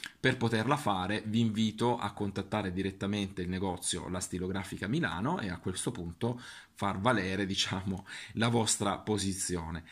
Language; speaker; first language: Italian; native; Italian